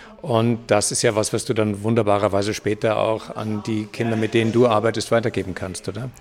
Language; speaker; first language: German; native; German